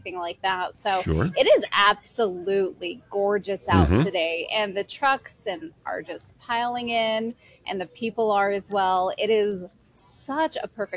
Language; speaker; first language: English; native; English